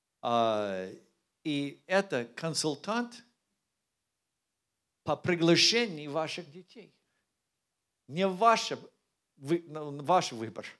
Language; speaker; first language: Russian; non-native, learner; English